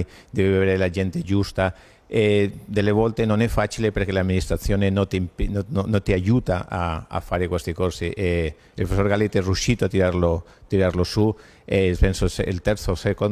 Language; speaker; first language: Italian; non-native, fluent; Spanish